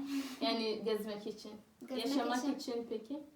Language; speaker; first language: Turkish; non-native, learner; Swahili